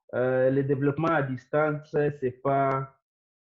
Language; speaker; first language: French; non-native, local second language; Swahili